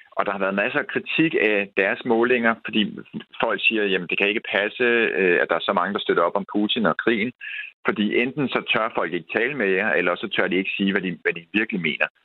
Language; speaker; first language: Danish; native; Danish